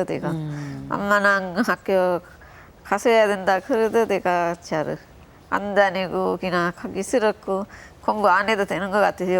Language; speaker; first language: Korean; non-native, learner; Sinhala